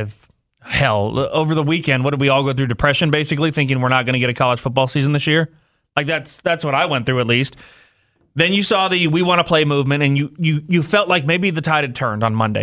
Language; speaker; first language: English; native; English